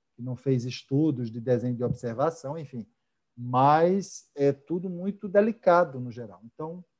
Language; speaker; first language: Portuguese; native; Portuguese